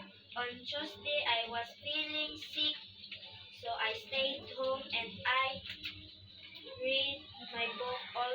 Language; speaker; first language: English; non-native, local second language; Cebuano